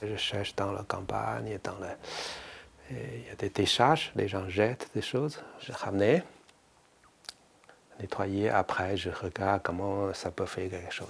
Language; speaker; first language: French; non-native, learner; Chinese